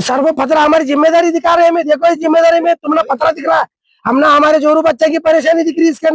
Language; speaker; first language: Hindi; non-native, local second language; Kannada